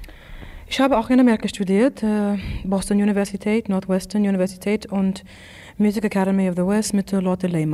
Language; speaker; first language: German; non-native, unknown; English